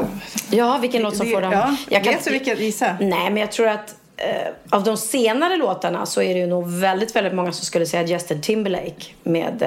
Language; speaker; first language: Swedish; native; Swedish